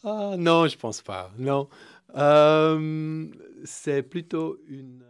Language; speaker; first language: French; non-native, fluent; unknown